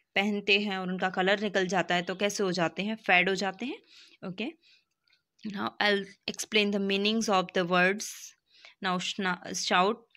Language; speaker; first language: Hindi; non-native, local second language; Gujarati